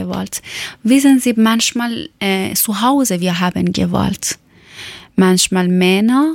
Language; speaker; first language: German; non-native, learner; Persian